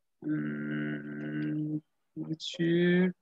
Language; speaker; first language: Chinese; non-native, learner; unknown